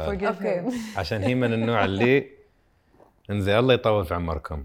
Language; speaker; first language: Arabic; native; Arabic